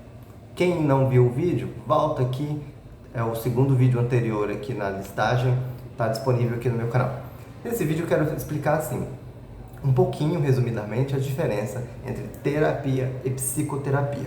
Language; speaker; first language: Portuguese; native; Portuguese